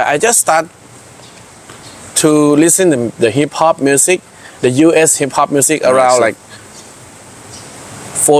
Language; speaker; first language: English; non-native, learner; Thai